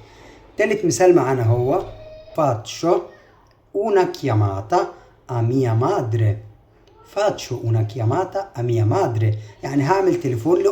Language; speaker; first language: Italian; non-native, fluent; Arabic